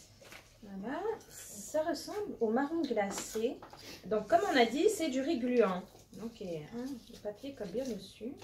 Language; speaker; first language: French; native; French